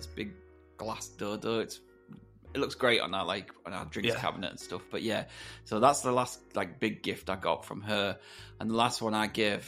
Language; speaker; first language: English; native; English